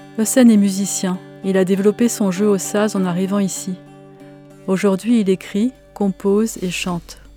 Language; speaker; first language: French; native; French